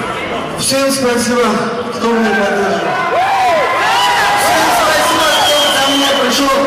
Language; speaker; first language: Russian; non-native, learner; Uzbek